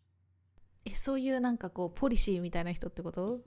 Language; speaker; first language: Japanese; native; Japanese